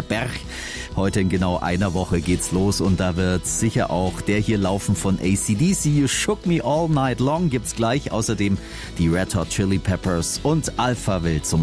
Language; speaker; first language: German; native; German